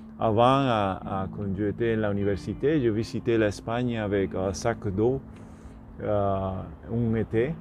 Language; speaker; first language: French; non-native, learner; Spanish